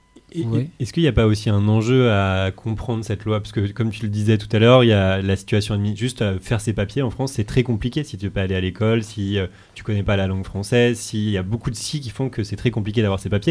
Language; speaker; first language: French; native; French